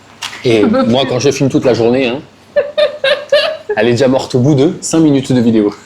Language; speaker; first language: French; native; French